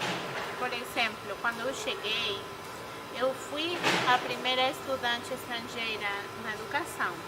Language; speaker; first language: Portuguese; non-native, fluent; Spanish